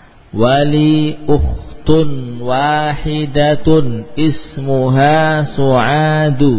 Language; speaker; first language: Arabic; non-native, fluent; Indonesian